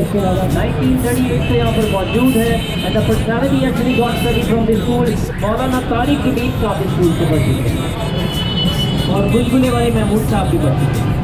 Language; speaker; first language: Hindi; native; Hindi